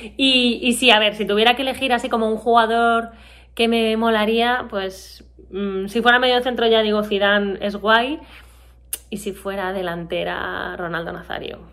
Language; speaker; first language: Spanish; native; Spanish